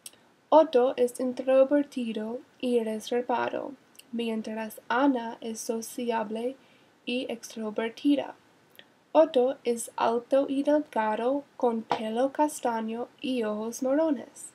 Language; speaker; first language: Spanish; non-native, learner; English